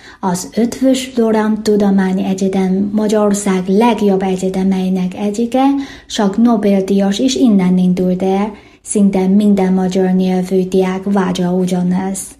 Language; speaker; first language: Hungarian; non-native, fluent; Chinese